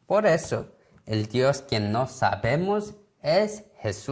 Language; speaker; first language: Spanish; non-native, learner; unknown